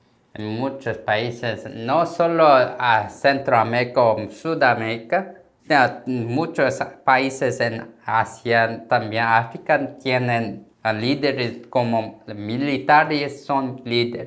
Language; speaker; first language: Spanish; non-native, learner; Korean